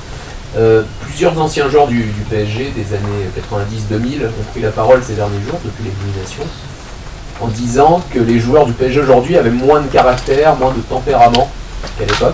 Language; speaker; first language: French; native; French